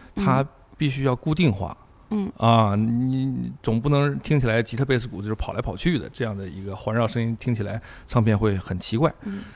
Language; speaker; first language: Chinese; native; Chinese